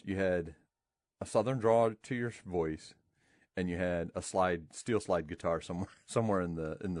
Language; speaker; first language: English; native; English